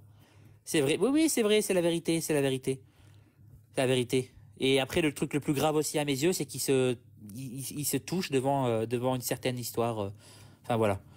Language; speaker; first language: French; native; French